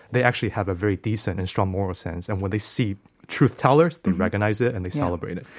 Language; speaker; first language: English; non-native, fluent; Chinese